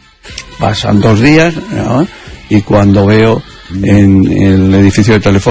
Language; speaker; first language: Spanish; native; Spanish